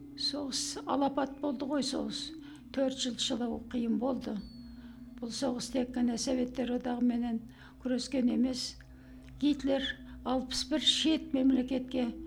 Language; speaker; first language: Kazakh; native; Kazakh